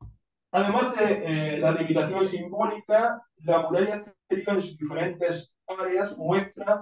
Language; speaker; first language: Spanish; native; Spanish